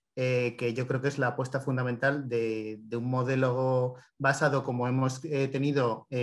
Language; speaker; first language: Spanish; native; Spanish